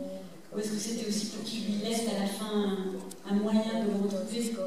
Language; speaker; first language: French; native; French